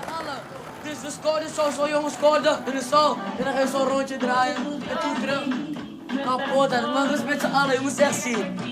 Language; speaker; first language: Dutch; non-native, learner; Spanish